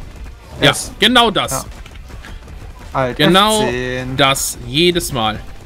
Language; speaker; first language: German; native; German